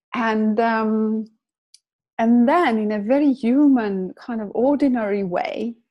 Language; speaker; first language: English; non-native, fluent; Italian